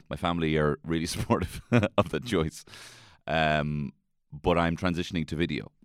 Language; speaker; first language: English; native; English